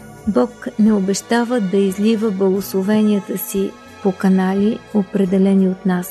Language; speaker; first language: Bulgarian; native; Bulgarian